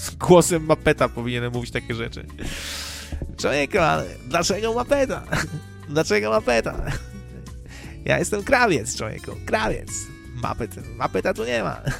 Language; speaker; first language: Polish; native; Polish